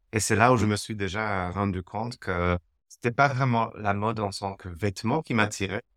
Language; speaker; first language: French; non-native, fluent; Slovak